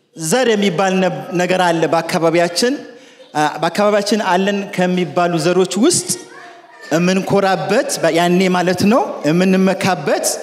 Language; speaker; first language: Amharic; non-native, local second language; Sebat Bet Gurage